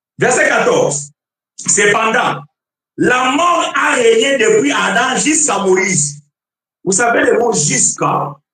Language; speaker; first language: French; non-native, fluent; Portuguese